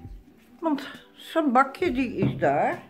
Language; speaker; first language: Dutch; native; Dutch